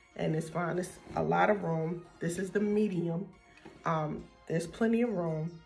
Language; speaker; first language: English; native; English